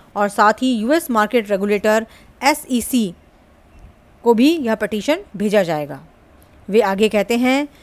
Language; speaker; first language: Hindi; native; Hindi